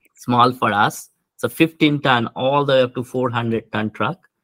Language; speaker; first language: English; non-native, local second language; Bangla